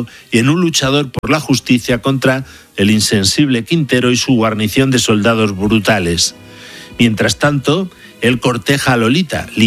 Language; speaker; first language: Spanish; native; Spanish